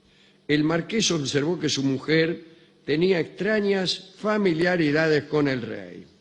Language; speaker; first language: Spanish; native; Spanish